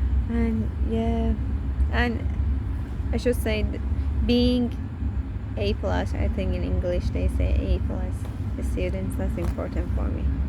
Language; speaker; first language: English; non-native, learner; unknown